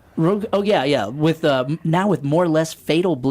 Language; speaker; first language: English; native; English